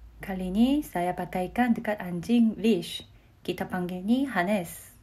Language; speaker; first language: Malay; non-native, learner; Korean